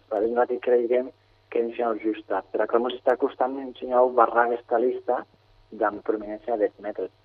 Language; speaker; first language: Catalan; native; Catalan